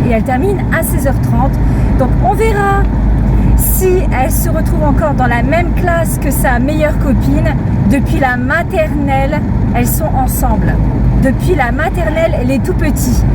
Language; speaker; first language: French; native; French